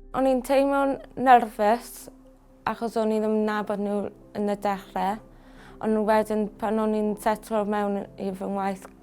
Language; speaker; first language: Welsh; non-native, local second language; English